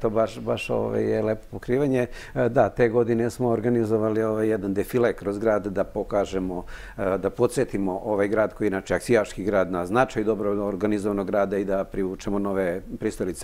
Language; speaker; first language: Serbian; native; Serbian